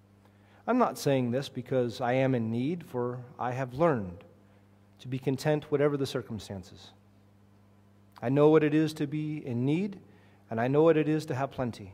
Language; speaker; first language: English; native; English